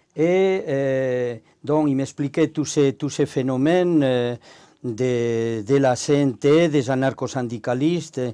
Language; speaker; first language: French; non-native, fluent; Spanish